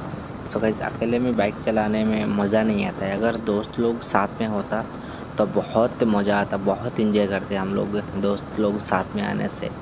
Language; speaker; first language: Hindi; non-native, local second language; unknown